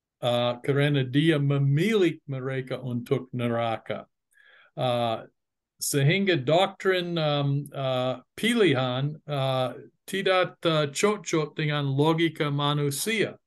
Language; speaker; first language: Indonesian; non-native, fluent; English